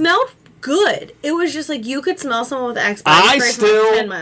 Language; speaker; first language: English; native; English